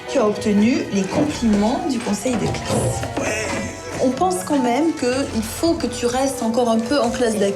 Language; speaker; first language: French; native; French